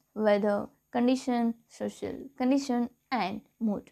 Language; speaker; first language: English; non-native, local second language; Gujarati